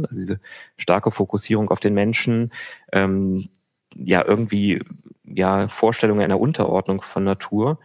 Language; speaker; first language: German; native; German